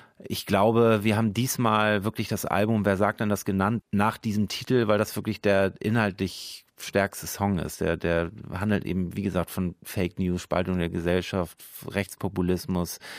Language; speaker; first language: German; native; German